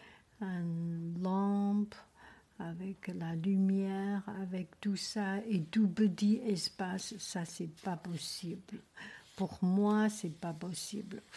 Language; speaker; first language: French; non-native, learner; Chinese